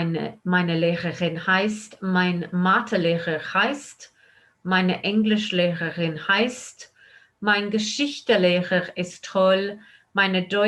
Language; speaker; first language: German; non-native, fluent; English